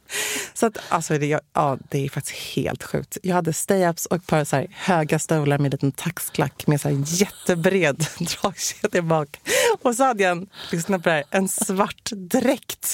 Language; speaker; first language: Swedish; native; Swedish